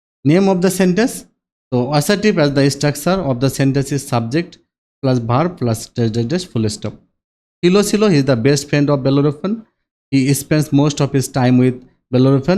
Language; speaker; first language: English; non-native, local second language; Bangla